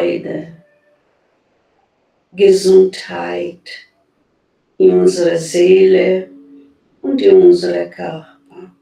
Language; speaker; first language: German; non-native, fluent; Portuguese